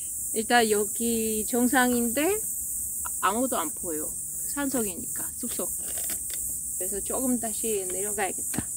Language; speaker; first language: Korean; non-native, fluent; Russian